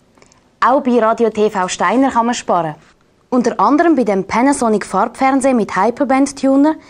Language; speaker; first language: German; native; German